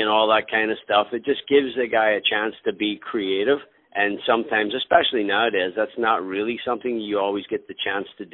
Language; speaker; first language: English; native; English